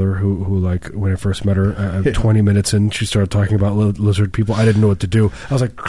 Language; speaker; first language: English; native; English